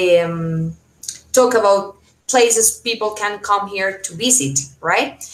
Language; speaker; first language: English; non-native, fluent; Spanish